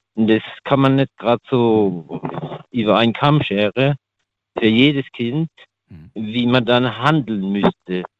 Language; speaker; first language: German; native; German